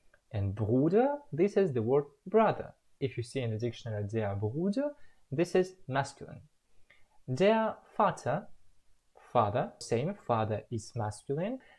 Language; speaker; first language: English; non-native, fluent; Russian